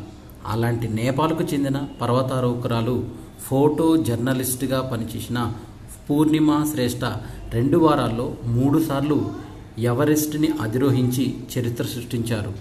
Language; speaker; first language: Telugu; native; Telugu